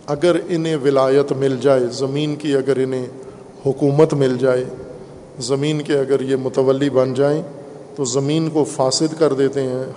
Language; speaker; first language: Urdu; non-native, local second language; Punjabi